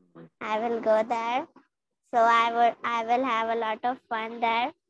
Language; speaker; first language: English; non-native, learner; Hindi